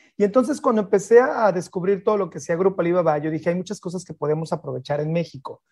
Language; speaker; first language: Spanish; native; Spanish